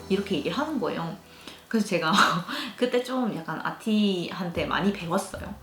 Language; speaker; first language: Korean; native; Korean